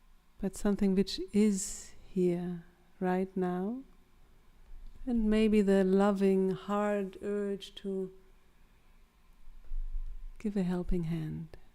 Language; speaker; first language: English; non-native, fluent; German